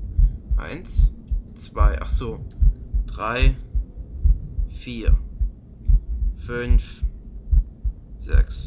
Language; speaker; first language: German; native; German